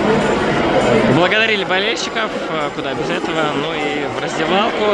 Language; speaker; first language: Russian; native; Russian